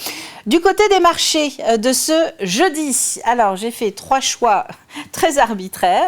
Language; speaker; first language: French; native; French